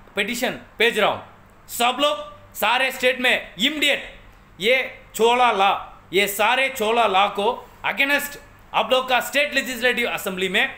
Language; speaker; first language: Hindi; non-native, local second language; Tamil